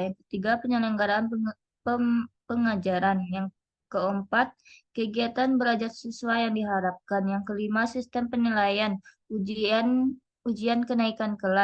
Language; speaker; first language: Indonesian; native; Indonesian